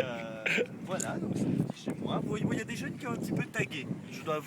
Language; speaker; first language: French; native; French